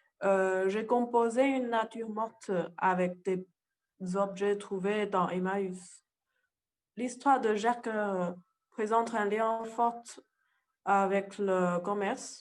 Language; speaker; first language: French; non-native, learner; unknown